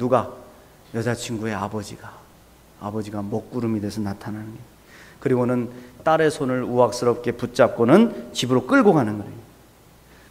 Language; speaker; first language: Korean; native; Korean